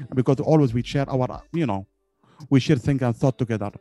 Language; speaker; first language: English; non-native, learner; Arabic